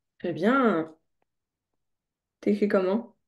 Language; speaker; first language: French; native; French